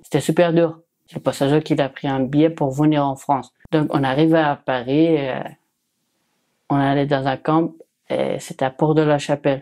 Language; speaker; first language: French; non-native, learner; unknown